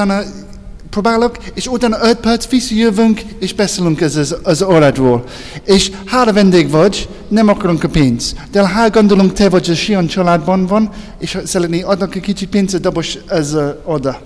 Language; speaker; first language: Hungarian; non-native, learner; English